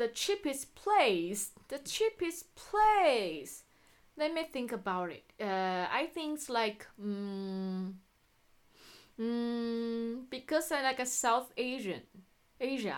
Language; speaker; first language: English; non-native, fluent; Chinese